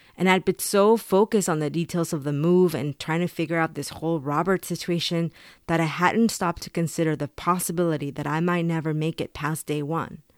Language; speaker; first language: English; early bilingual, other home language; Spanish